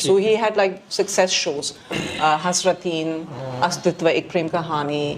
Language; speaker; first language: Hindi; non-native, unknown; German